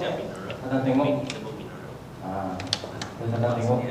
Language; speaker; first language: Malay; non-native, local second language; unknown